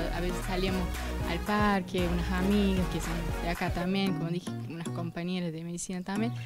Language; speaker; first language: Spanish; non-native, fluent; Portuguese